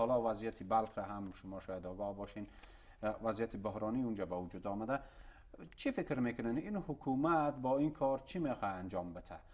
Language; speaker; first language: Persian; native; Persian